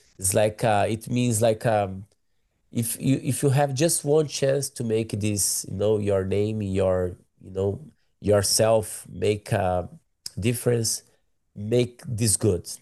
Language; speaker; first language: English; non-native, learner; Portuguese